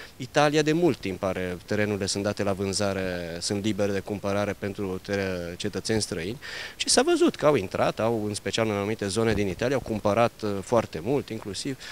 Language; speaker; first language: Romanian; early bilingual, heritage; Romanian